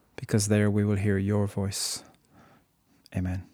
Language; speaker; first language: English; native; English